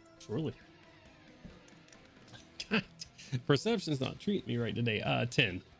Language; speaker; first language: English; native; English